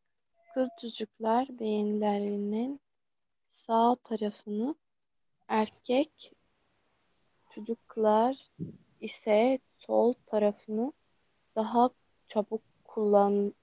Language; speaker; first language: Turkish; non-native, learner; Arabic